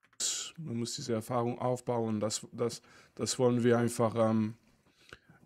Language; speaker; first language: German; non-native, fluent; French